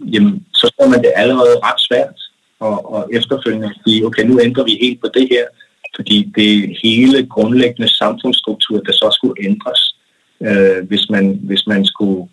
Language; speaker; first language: Danish; non-native, local second language; Kalaallisut